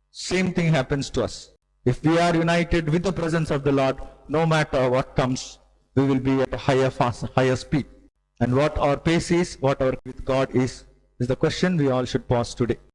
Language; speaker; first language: English; non-native, local second language; Telugu